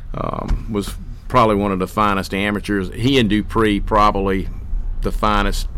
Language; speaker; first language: English; native; English